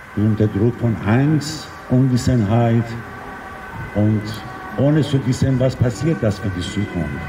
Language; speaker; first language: German; non-native, fluent; Persian